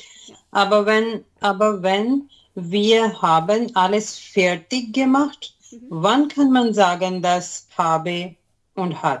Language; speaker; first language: German; non-native, learner; Urdu